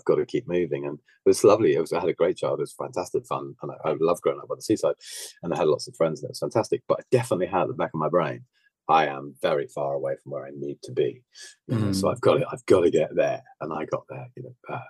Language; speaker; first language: English; native; English